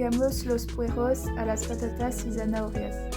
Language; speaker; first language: Spanish; non-native, learner; French